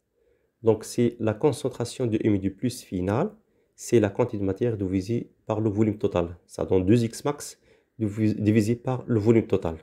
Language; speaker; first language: French; non-native, local second language; Arabic